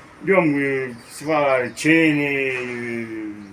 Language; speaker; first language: Italian; non-native, learner; Romanian